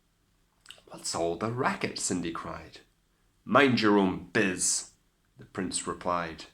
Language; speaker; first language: English; native; English